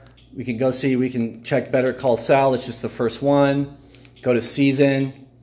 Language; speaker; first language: English; native; English